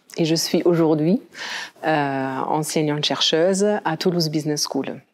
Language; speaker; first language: French; non-native, fluent; German